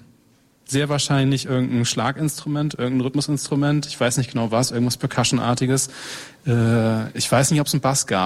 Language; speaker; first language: German; native; German